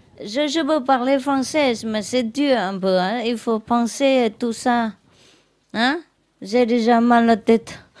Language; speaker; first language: French; non-native, learner; Vietnamese